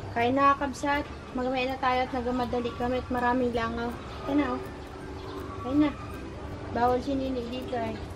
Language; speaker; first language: Filipino; non-native, local second language; Iloko